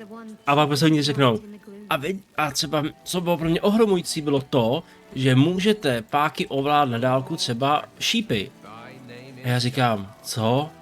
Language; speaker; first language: Czech; native; Czech